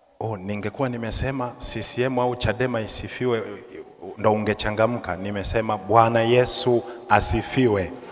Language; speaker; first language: Swahili; native; Swahili